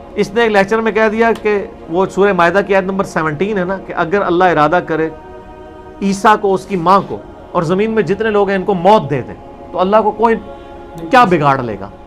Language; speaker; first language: Urdu; non-native, local second language; Punjabi